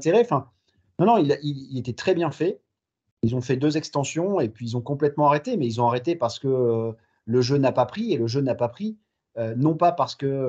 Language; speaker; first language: French; native; French